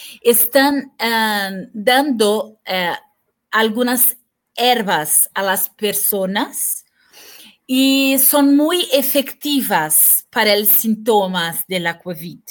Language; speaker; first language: Spanish; non-native, fluent; Portuguese